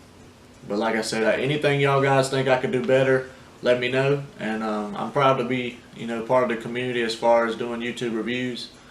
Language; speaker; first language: English; native; English